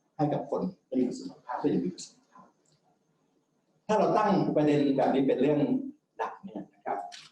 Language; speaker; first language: Thai; native; Thai